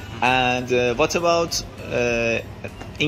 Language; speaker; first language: English; non-native, learner; Persian